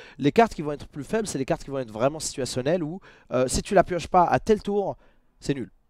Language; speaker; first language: French; native; French